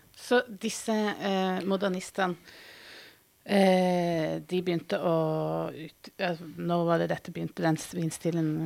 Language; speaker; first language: Norwegian; native; Norwegian